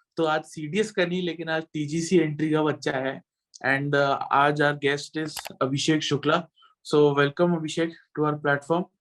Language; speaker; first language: Hindi; non-native, local second language; Punjabi